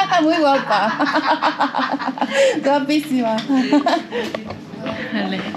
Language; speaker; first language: Spanish; non-native, learner; Korean